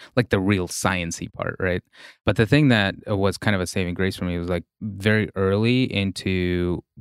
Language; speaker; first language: English; non-native, fluent; Russian